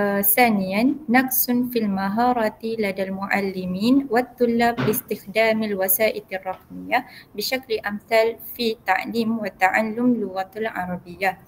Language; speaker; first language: Arabic; non-native, learner; Malay